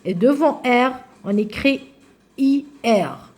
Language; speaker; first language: French; non-native, local second language; Arabic